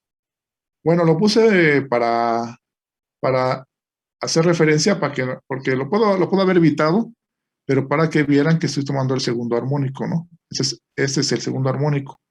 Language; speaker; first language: Spanish; native; Spanish